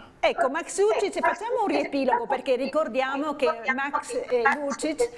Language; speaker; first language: Italian; native; Italian